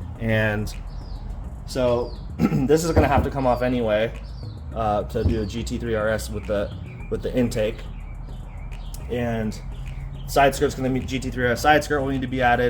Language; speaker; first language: English; native; English